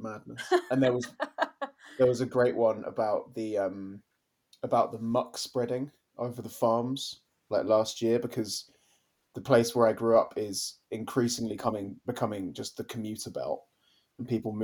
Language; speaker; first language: English; native; English